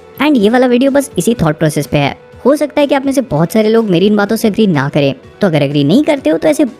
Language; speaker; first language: Hindi; native; Hindi